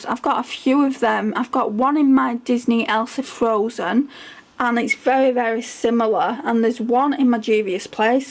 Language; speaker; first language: English; native; English